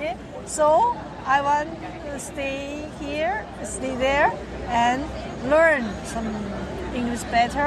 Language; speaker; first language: English; non-native, learner; Chinese